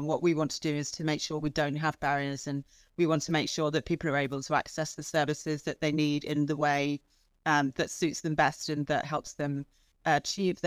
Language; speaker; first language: English; native; English